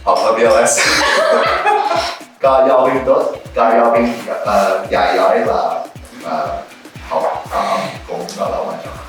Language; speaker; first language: Vietnamese; non-native, learner; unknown